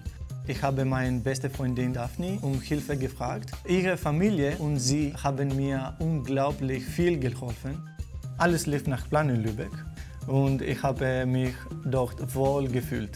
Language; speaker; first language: German; non-native, fluent; Greek